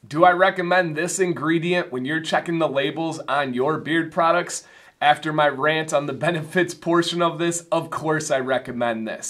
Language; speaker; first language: English; native; English